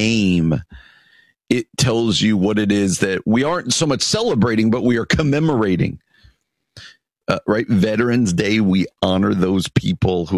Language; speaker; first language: English; native; English